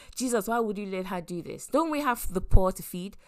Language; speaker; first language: English; non-native, local second language; Yoruba